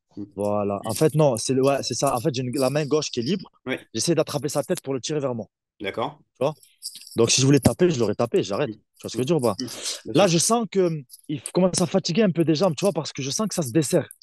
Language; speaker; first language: French; native; French